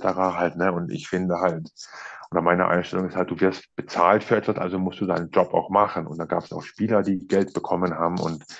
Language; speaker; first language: German; native; German